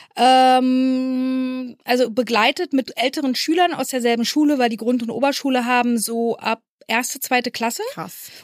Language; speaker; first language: German; native; German